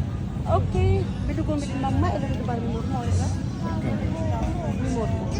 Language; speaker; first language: Swedish; non-native, learner; Cebuano